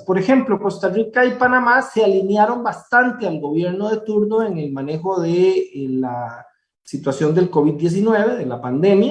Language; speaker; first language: Spanish; native; Spanish